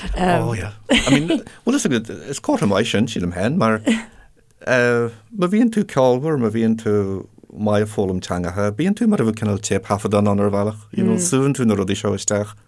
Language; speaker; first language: Irish; non-native, local second language; English